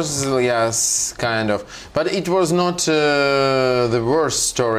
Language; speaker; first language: English; non-native, fluent; Russian